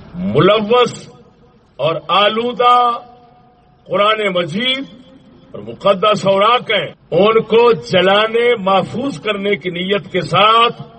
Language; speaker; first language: Urdu; non-native, local second language; Punjabi